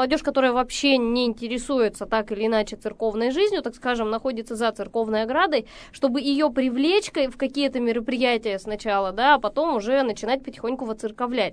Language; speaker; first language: Russian; native; Russian